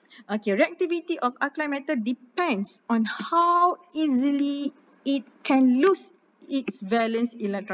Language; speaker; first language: English; non-native, local second language; Malay